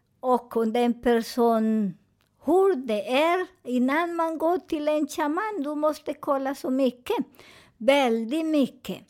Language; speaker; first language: Swedish; non-native, fluent; Spanish